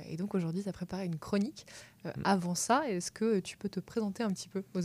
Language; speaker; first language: French; native; French